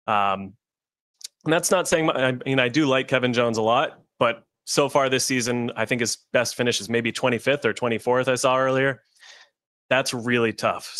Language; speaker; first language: English; native; English